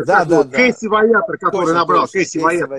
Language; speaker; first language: Russian; native; Russian